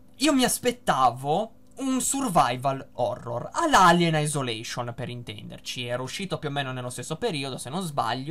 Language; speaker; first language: Italian; native; Italian